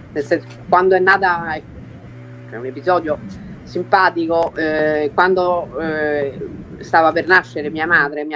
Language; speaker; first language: Italian; early bilingual, heritage; Italian